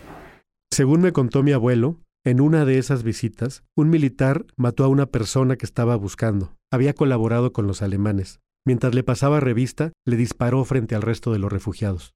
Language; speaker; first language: Spanish; native; Spanish